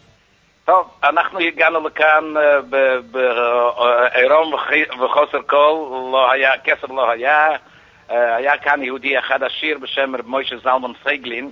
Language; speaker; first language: Hebrew; non-native, fluent; Yiddish